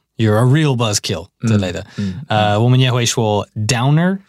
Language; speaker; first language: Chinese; non-native, fluent; English